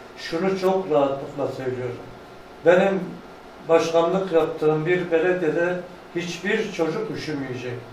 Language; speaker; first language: Turkish; native; Turkish